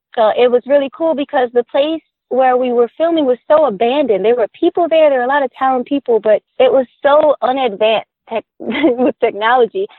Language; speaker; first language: English; native; English